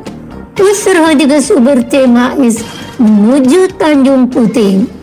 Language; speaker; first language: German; non-native, fluent; Indonesian